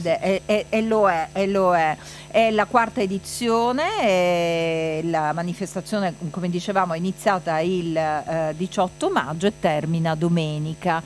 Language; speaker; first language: Italian; native; Italian